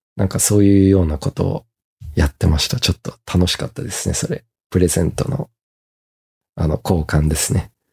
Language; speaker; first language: Japanese; early bilingual, heritage; Japanese